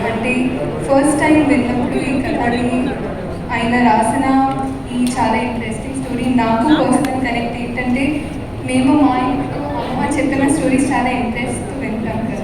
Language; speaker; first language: Telugu; non-native, fluent; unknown